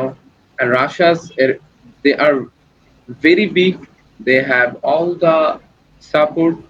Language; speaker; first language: English; non-native, learner; Bangla